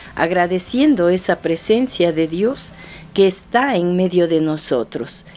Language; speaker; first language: Spanish; native; Spanish